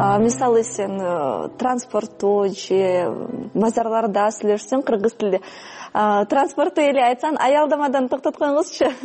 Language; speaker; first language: Kyrgyz; non-native, fluent; Russian